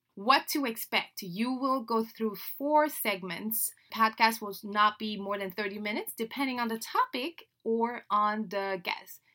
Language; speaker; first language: English; non-native, fluent; French